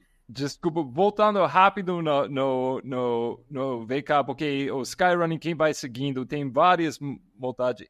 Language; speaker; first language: Portuguese; non-native, fluent; English